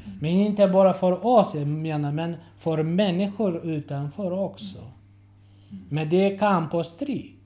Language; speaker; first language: Swedish; non-native, learner; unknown